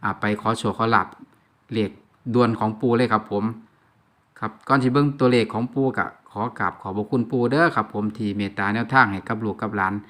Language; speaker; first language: Thai; non-native, local second language; Lao